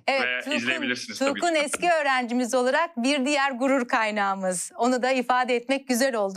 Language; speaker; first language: Turkish; native; Turkish